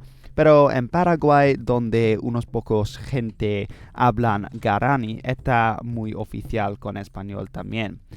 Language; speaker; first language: Spanish; non-native, learner; English